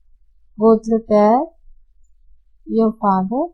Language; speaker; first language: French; non-native, fluent; Hindi